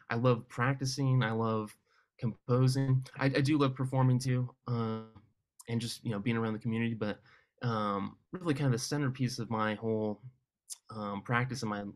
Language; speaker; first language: English; native; English